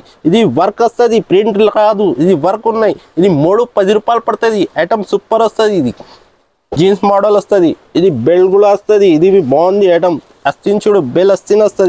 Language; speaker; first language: Telugu; non-native, local second language; Urdu